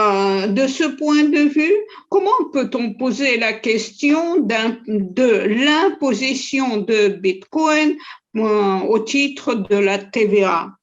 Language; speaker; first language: French; non-native, fluent; Russian